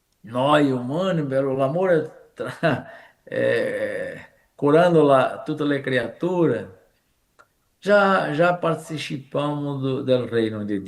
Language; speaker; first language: Italian; non-native, fluent; Portuguese